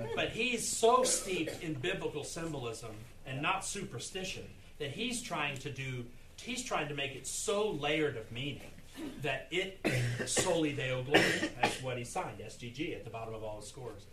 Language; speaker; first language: English; native; English